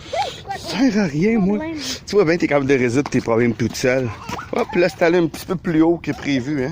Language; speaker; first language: French; native; French